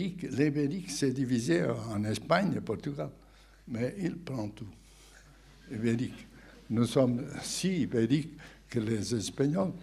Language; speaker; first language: French; non-native, fluent; Portuguese